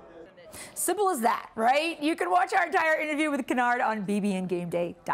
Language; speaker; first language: English; native; English